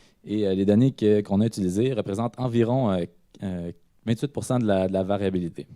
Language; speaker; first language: French; native; French